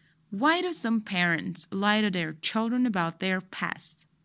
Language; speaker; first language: English; non-native, fluent; Persian